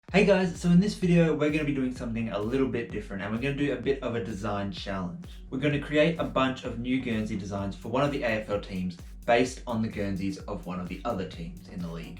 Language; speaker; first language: English; native; English